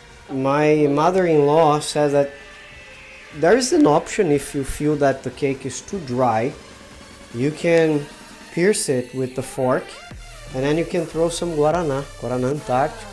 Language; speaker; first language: English; non-native, fluent; Portuguese